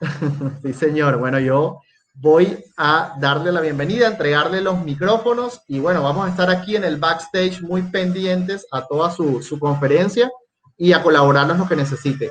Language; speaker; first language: Spanish; native; Spanish